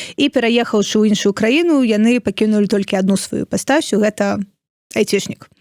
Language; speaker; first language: Belarusian; non-native, local second language; Russian